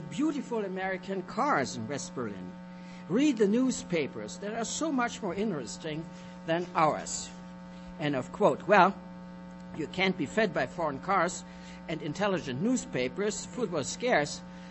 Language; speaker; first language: English; non-native, fluent; German